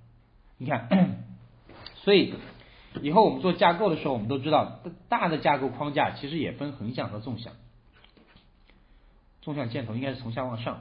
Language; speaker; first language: Chinese; native; Chinese